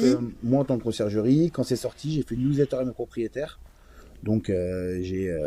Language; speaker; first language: French; native; French